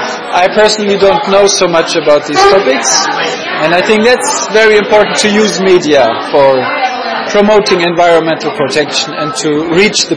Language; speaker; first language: English; non-native, fluent; German